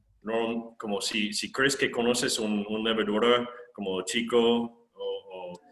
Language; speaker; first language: Spanish; non-native, fluent; English